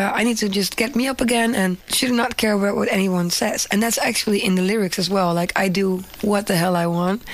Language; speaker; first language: English; non-native, fluent; Dutch